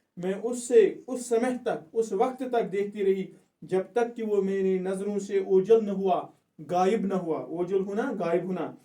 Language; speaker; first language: Urdu; non-native, local second language; Kashmiri